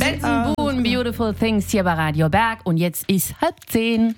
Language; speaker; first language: German; native; German